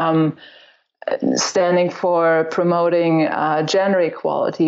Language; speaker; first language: English; non-native, fluent; German